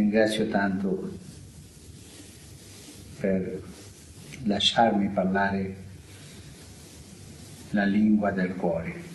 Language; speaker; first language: Italian; non-native, fluent; Spanish